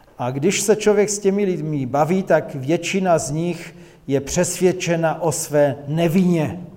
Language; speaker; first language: Czech; non-native, local second language; Polish